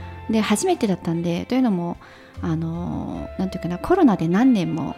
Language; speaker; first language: Japanese; non-native, fluent; Chinese